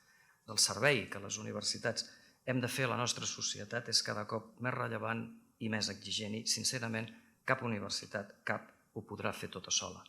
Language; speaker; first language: Catalan; native; Catalan